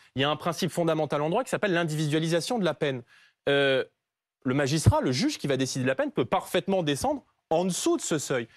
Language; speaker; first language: French; native; French